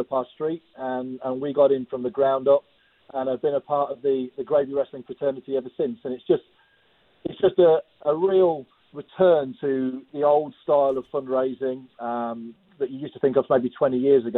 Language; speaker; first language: English; native; English